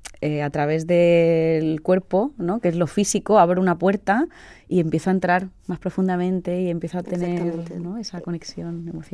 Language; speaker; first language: Spanish; native; Spanish